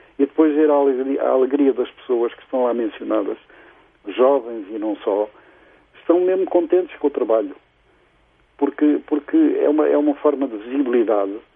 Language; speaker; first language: Portuguese; native; Portuguese